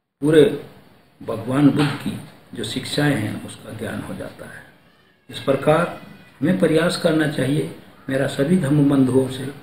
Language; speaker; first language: Hindi; native; Hindi